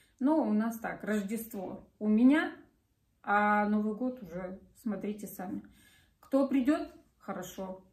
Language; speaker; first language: Russian; native; Russian